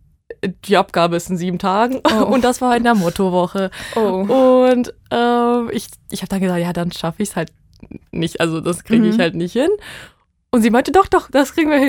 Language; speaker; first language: German; non-native, fluent; Bosnian